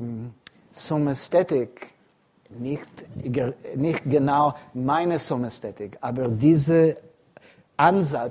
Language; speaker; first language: German; non-native, fluent; English